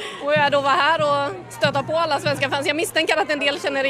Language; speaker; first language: Swedish; native; Swedish